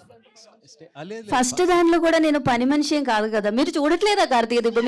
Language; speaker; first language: Telugu; non-native, learner; Malayalam